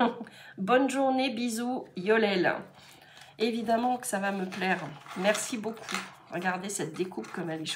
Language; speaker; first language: French; native; French